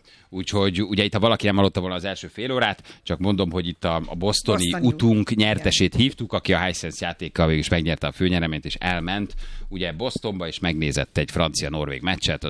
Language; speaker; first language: Hungarian; native; Hungarian